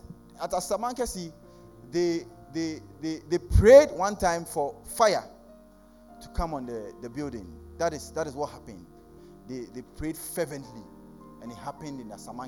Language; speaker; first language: English; non-native, local second language; Akan